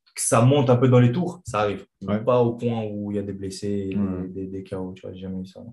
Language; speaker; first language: French; non-native, fluent; Chechen